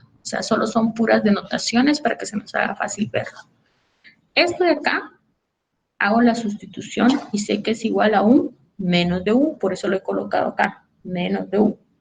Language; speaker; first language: Spanish; native; Spanish